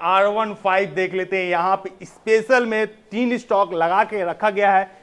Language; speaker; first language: Hindi; native; Hindi